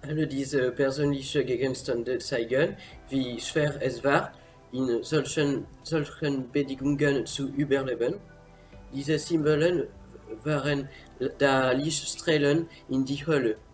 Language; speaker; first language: German; non-native, learner; French